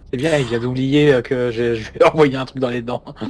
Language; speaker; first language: French; native; French